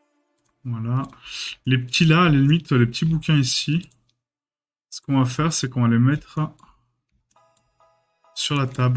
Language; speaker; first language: French; native; French